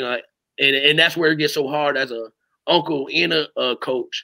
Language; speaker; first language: English; native; English